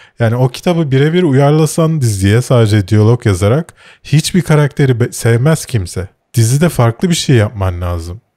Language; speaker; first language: Turkish; native; Turkish